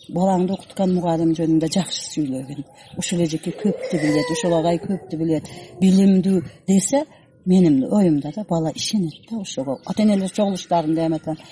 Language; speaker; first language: Kyrgyz; non-native, local second language; Uzbek